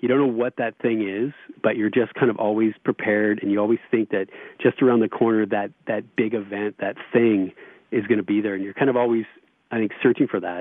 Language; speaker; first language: English; native; English